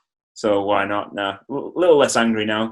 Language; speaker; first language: English; native; English